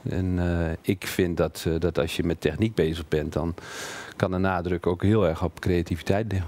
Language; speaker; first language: Dutch; native; Dutch